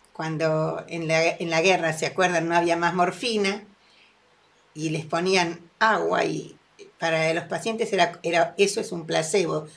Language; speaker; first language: Spanish; native; Spanish